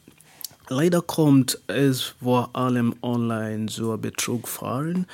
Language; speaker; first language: German; non-native, learner; English